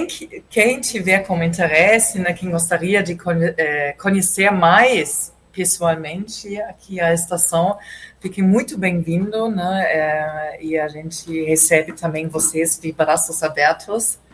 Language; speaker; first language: Portuguese; non-native, fluent; German